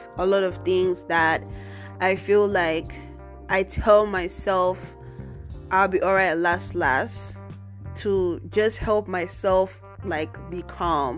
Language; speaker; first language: English; non-native, local second language; Igbo